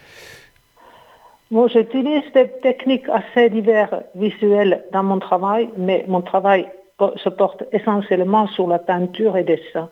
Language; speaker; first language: French; non-native, fluent; Finnish